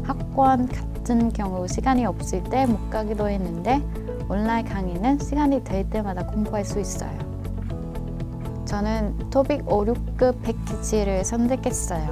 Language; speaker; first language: Korean; non-native, fluent; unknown